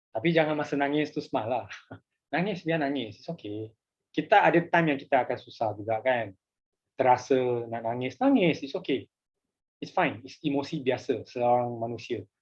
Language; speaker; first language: Malay; non-native, local second language; Chinese